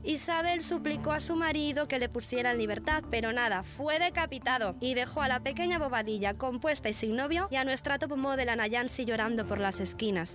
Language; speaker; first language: Spanish; native; Spanish